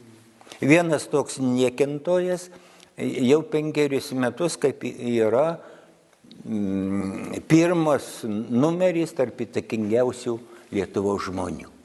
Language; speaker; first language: Lithuanian; native; Lithuanian